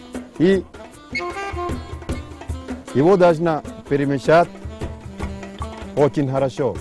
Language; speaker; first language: Russian; non-native, fluent; Sinhala